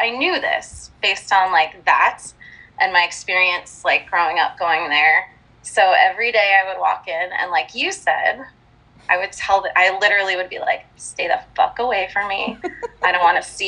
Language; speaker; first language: English; native; English